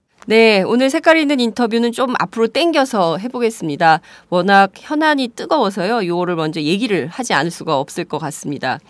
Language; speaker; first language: Korean; native; Korean